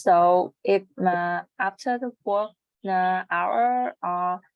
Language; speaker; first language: English; non-native, learner; Vietnamese